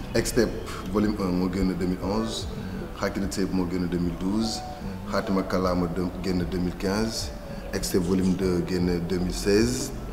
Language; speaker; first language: Wolof; native; Wolof